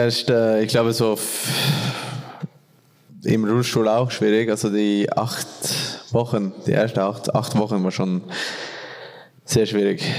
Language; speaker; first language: German; non-native, fluent; Norwegian